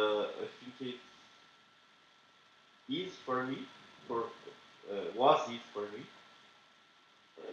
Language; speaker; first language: English; non-native, learner; Portuguese